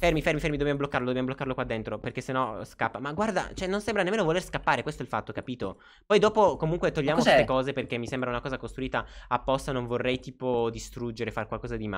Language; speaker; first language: Italian; native; Italian